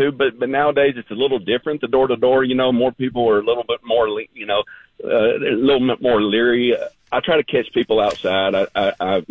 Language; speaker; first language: English; native; English